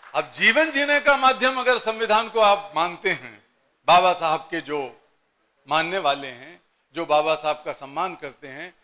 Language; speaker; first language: Hindi; native; Hindi